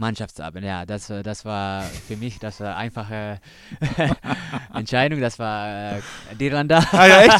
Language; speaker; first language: German; non-native, learner; Finnish